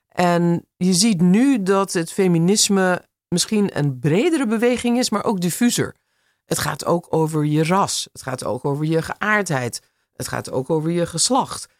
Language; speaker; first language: Dutch; non-native, fluent; English